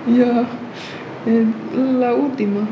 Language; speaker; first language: Spanish; non-native, fluent; Chinese